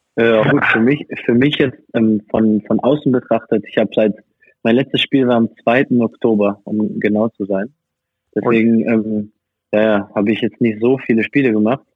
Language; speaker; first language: German; non-native, fluent; French